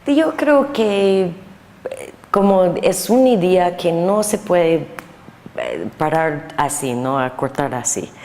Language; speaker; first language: Spanish; non-native, learner; English